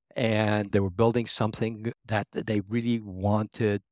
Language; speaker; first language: English; early bilingual, other home language; Arabic